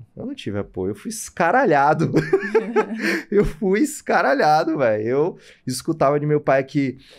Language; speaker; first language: Portuguese; native; Portuguese